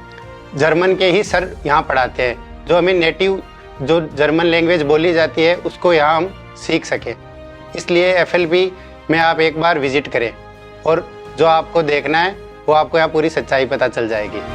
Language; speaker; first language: Hindi; native; Hindi